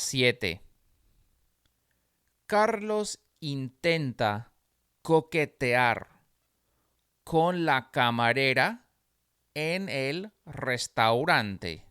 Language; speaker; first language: Spanish; non-native, fluent; English